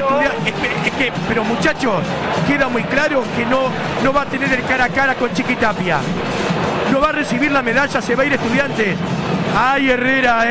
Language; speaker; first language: Spanish; native; Spanish